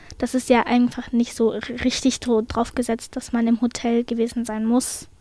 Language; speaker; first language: German; early bilingual, other home language; Persian